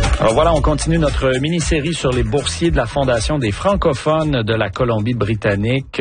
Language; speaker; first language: French; native; French